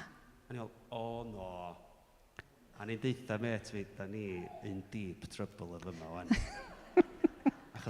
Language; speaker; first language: Welsh; native; Welsh